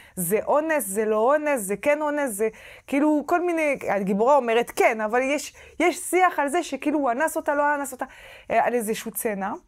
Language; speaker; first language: Hebrew; non-native, fluent; French